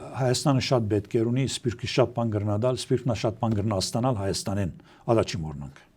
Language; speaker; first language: Armenian; early bilingual, heritage; Armenian